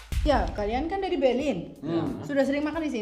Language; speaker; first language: Indonesian; native; Indonesian